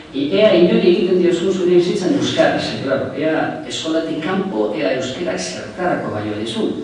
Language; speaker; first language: Basque; non-native, local second language; Spanish